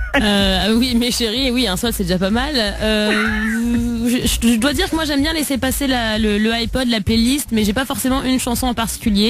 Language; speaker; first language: French; native; French